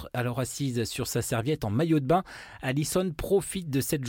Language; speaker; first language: French; native; French